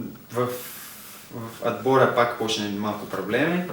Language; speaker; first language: Bulgarian; non-native, learner; Russian